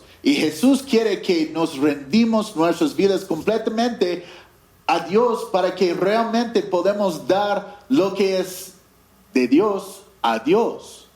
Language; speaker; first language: Spanish; non-native, fluent; English